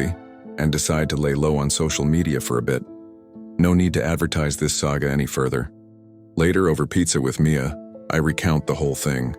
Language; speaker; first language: English; native; English